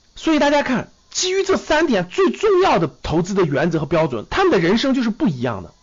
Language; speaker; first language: Chinese; native; Chinese